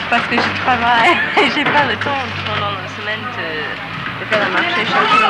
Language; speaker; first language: French; non-native, learner; English